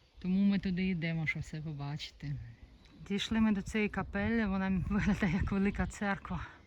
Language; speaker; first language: Ukrainian; native; Ukrainian